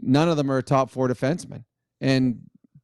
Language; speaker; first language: English; native; English